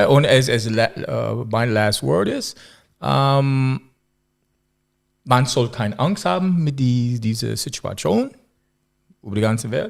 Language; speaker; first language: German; non-native, learner; English